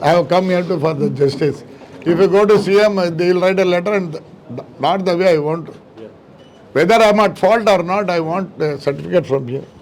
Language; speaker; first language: English; non-native, local second language; Telugu